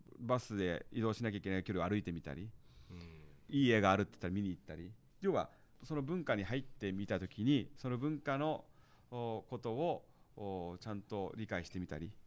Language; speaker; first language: Japanese; early bilingual, heritage; Japanese